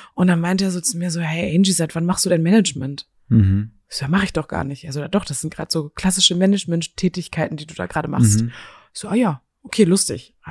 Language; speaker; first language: German; native; German